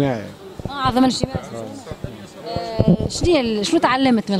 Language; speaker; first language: Arabic; native; Arabic